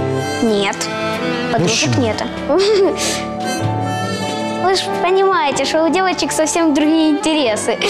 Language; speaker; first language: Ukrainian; non-native, local second language; Russian